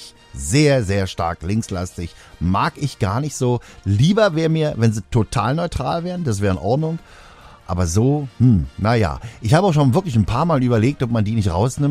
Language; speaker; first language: German; native; German